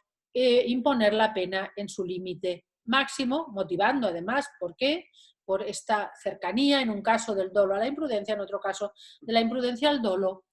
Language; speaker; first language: Spanish; native; Spanish